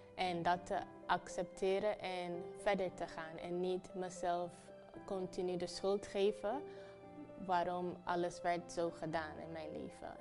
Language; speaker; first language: Dutch; non-native, local second language; Papiamento